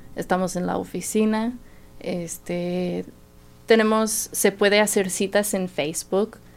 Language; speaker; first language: Spanish; non-native, fluent; English